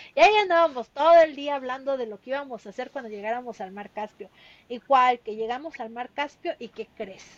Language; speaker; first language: Spanish; native; Spanish